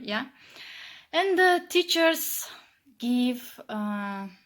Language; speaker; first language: English; non-native, learner; Kazakh